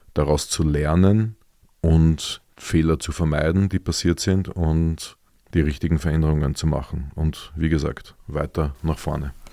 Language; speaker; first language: German; native; German